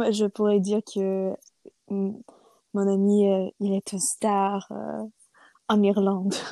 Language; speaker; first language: French; non-native, fluent; English